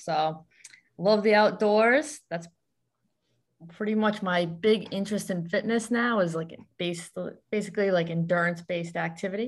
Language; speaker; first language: English; native; English